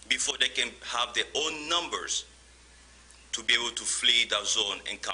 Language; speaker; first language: English; non-native, fluent; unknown